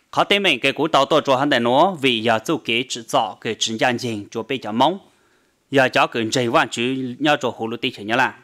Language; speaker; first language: Vietnamese; non-native, local second language; Hmong